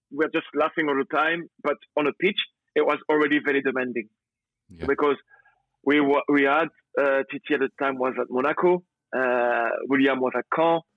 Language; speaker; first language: English; non-native, fluent; French